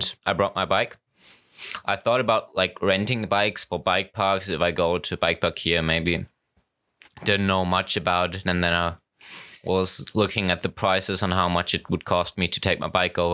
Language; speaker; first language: English; non-native, fluent; German